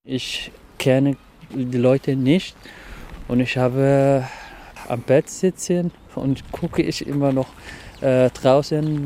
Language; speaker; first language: German; non-native, learner; Somali